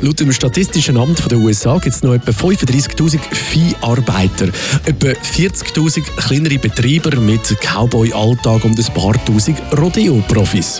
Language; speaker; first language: German; native; German